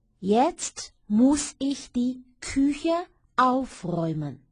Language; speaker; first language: German; non-native, fluent; Chinese